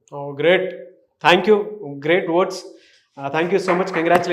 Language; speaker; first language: Telugu; native; Telugu